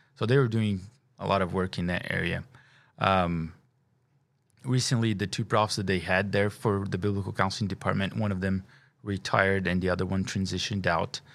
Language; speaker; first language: English; non-native, fluent; Portuguese